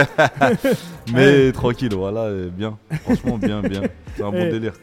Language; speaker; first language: French; native; French